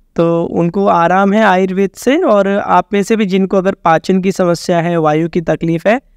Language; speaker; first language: Hindi; native; Hindi